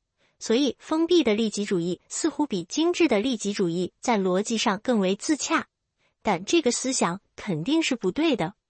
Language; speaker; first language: Chinese; native; Chinese